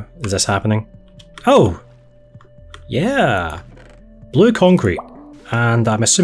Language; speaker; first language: English; native; English